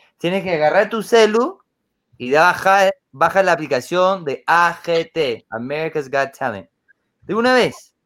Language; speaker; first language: Spanish; non-native, fluent; English